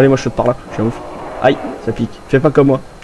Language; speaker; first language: French; native; French